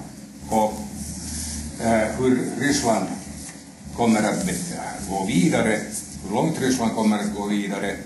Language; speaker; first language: Swedish; native; Swedish